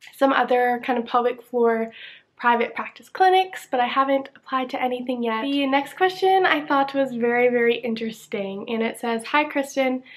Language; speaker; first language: English; native; English